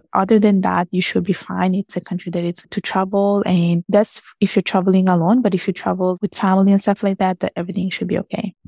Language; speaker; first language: English; early bilingual, heritage; Italian